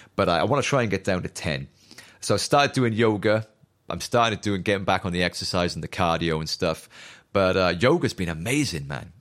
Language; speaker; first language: English; native; English